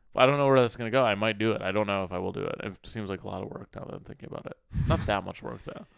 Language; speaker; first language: English; early bilingual, other home language; Arabic